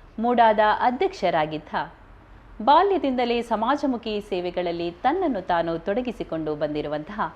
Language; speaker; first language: Kannada; native; Kannada